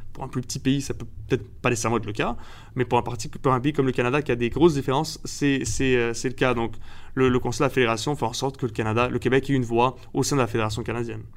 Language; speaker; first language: French; early bilingual, other home language; Spanish